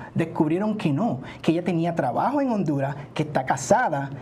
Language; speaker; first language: Spanish; native; Spanish